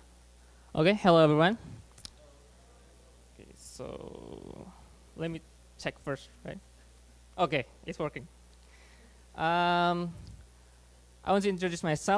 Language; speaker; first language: English; non-native, fluent; Indonesian